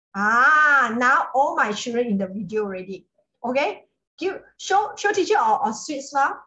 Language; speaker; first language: English; non-native, local second language; Chinese